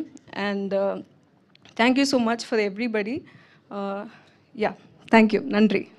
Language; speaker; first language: Telugu; non-native, local second language; Tamil